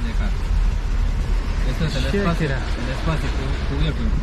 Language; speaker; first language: Spanish; native; Spanish